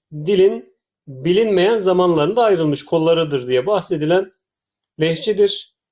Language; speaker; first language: Turkish; native; Turkish